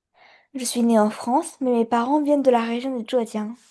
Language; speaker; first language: French; early bilingual, other home language; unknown